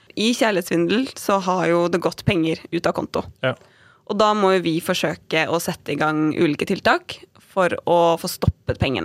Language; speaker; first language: Norwegian; native; Norwegian